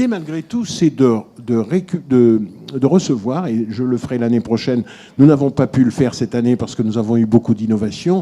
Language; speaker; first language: French; native; French